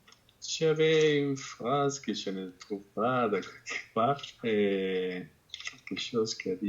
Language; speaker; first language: French; non-native, fluent; Spanish